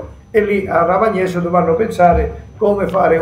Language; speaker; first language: Italian; native; Italian